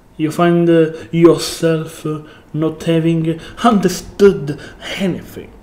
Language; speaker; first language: English; non-native, learner; Italian